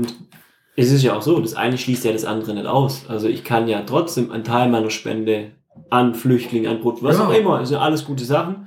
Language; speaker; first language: German; native; German